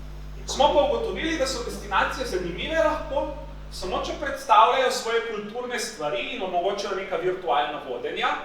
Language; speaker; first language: Slovenian; native; Slovenian